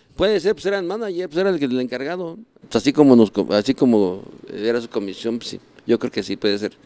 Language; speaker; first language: Spanish; native; Spanish